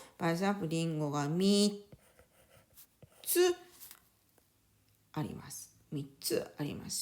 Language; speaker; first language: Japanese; native; Japanese